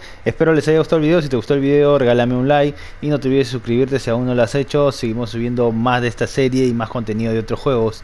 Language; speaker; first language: Spanish; native; Spanish